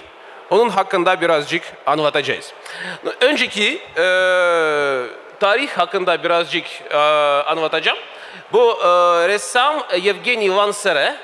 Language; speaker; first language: Turkish; non-native, fluent; Russian